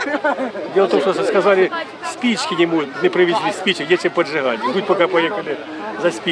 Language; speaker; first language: Russian; native; Russian